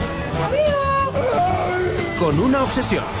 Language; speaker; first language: Spanish; native; Spanish